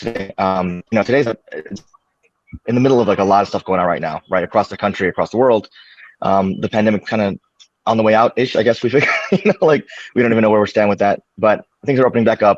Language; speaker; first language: English; native; English